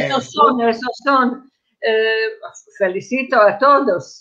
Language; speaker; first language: Spanish; non-native, fluent; Croatian